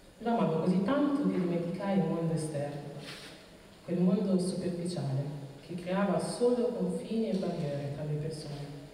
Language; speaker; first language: Italian; early bilingual, other home language; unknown